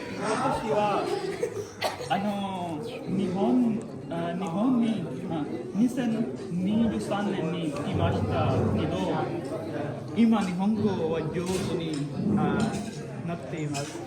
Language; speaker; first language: Japanese; non-native, learner; Urdu